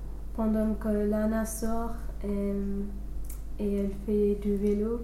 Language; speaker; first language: French; non-native, fluent; English